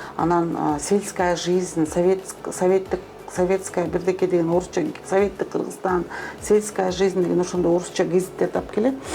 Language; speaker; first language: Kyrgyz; non-native, local second language; Russian